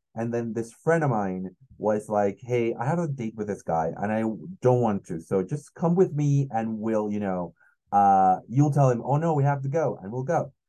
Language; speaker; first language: English; non-native, fluent; Spanish